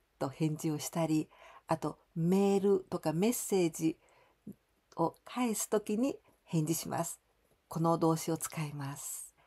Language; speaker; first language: Japanese; native; Japanese